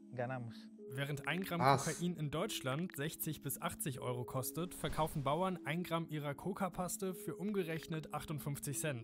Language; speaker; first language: German; native; German